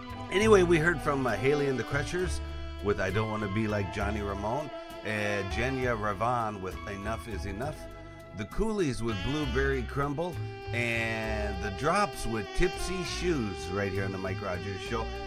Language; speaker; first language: English; native; English